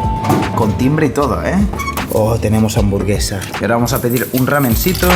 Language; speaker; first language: Spanish; native; Spanish